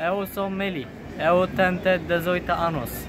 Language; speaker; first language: Portuguese; non-native, learner; Turkish